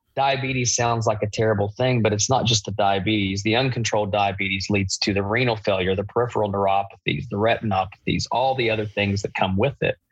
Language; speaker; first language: English; native; English